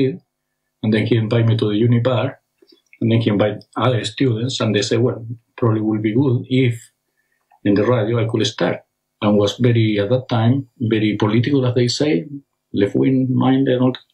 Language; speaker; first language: English; non-native, fluent; Spanish